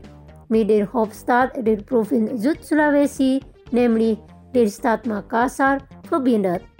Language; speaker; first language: German; non-native, fluent; Indonesian